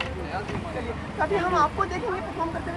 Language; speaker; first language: Hindi; native; Hindi